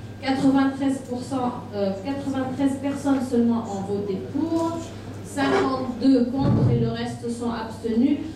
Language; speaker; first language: French; non-native, local second language; Arabic